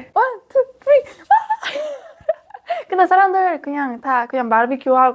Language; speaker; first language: Korean; non-native, fluent; Spanish